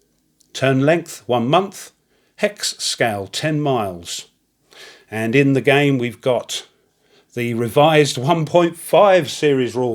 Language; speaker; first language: English; native; English